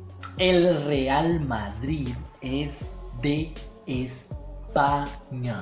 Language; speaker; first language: Spanish; native; Spanish